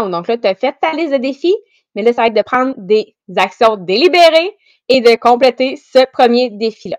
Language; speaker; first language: French; native; French